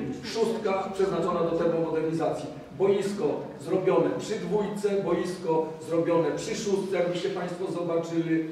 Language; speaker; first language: Polish; native; Polish